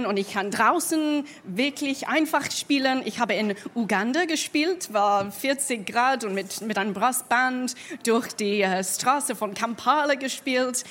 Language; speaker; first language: German; non-native, fluent; English